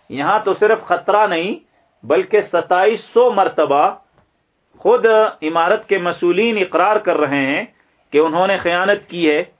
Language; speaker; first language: Urdu; non-native, local second language; Pashto